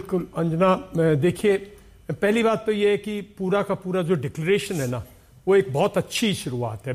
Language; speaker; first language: Hindi; native; Hindi